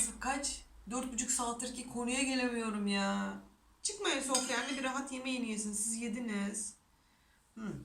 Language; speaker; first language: Turkish; non-native, fluent; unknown